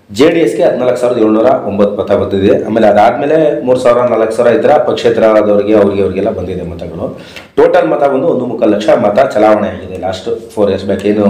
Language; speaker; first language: Kannada; non-native, local second language; Urdu